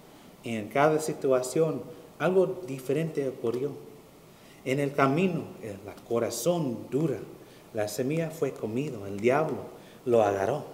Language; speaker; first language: Spanish; early bilingual, heritage; Spanish